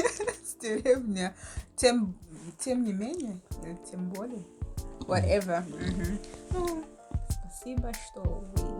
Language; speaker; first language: Russian; non-native, learner; English